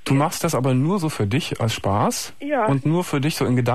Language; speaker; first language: German; native; German